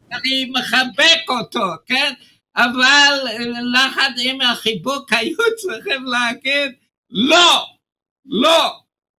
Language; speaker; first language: Hebrew; non-native, fluent; English